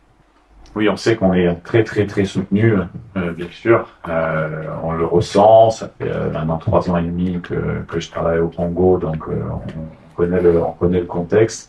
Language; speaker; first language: French; non-native, fluent; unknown